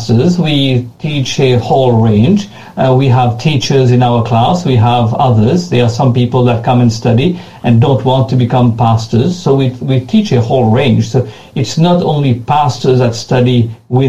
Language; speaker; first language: English; non-native, fluent; French